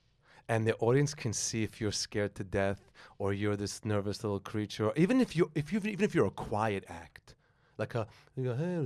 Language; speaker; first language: English; native; English